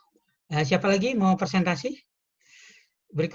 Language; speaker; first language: Indonesian; native; Indonesian